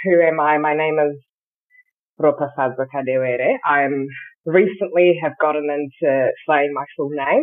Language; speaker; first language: English; early bilingual, other home language; Shona